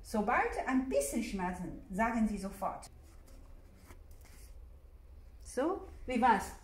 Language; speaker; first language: German; non-native, fluent; Chinese